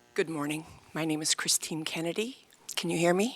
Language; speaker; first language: English; native; English